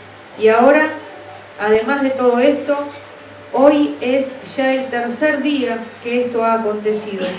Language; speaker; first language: Spanish; native; Spanish